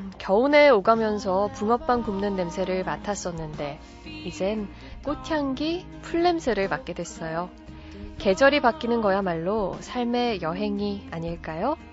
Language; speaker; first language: Korean; native; Korean